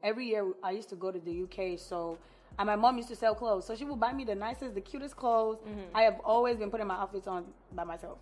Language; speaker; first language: English; non-native, local second language; Yoruba